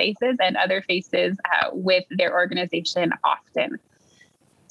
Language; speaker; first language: English; native; English